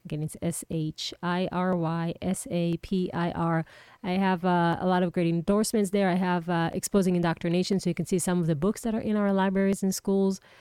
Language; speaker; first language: English; non-native, fluent; Hebrew